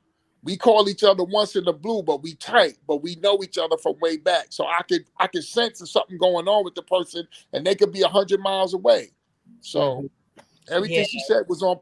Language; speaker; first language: English; native; English